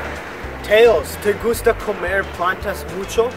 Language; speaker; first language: Spanish; non-native, learner; English